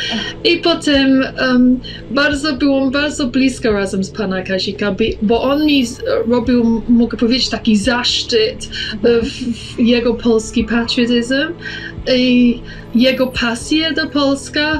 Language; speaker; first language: Polish; early bilingual, heritage; English